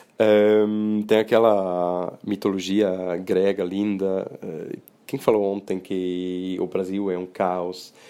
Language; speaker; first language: Portuguese; non-native, fluent; Swiss German